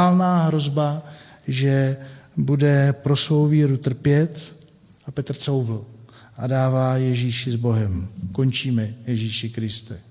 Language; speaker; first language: Czech; native; Czech